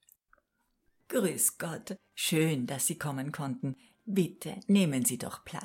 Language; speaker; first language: German; native; German